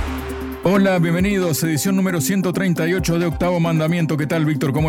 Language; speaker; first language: Spanish; native; Spanish